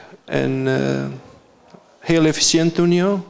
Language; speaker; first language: Dutch; non-native, fluent; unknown